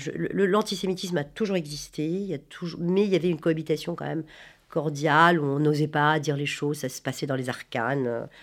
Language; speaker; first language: French; non-native, local second language; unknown